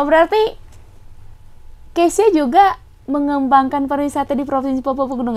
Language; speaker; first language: Indonesian; native; Indonesian